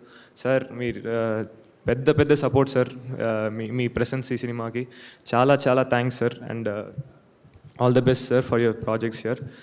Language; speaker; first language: Telugu; non-native, learner; Tamil